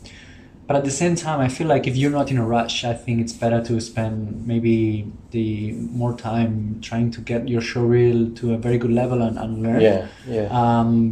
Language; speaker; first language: English; non-native, fluent; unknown